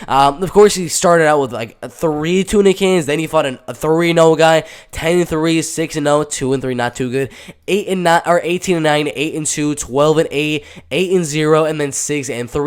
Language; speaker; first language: English; native; English